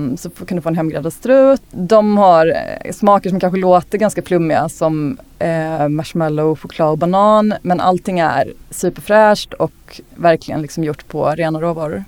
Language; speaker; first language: Swedish; native; Swedish